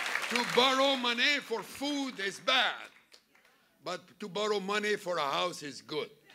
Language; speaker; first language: English; non-native, fluent; French